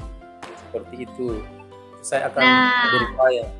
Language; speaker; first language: Indonesian; non-native, local second language; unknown